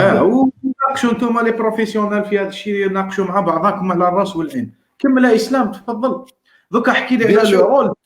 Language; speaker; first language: Arabic; native; Arabic